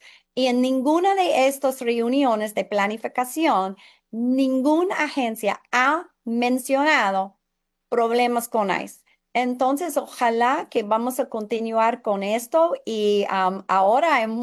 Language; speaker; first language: Spanish; non-native, fluent; English